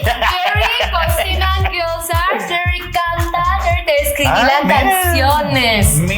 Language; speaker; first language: Spanish; non-native, fluent; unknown